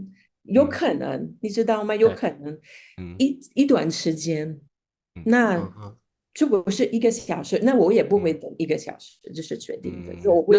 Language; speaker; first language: Chinese; non-native, fluent; Spanish